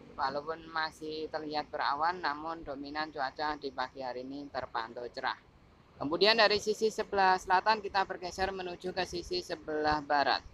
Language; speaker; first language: Indonesian; native; Indonesian